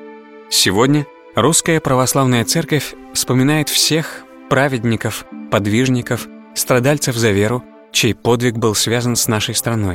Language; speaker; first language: Russian; native; Russian